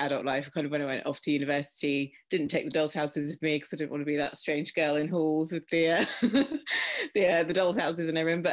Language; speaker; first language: English; native; English